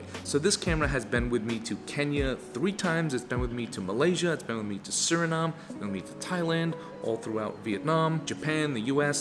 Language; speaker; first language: English; native; English